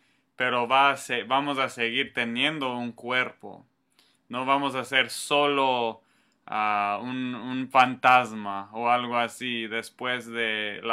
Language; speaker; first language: Spanish; non-native, fluent; English